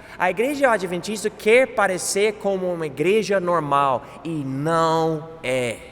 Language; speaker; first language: Portuguese; non-native, fluent; English